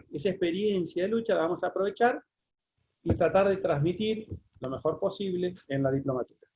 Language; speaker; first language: Spanish; native; Spanish